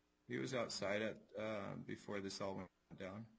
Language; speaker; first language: English; native; English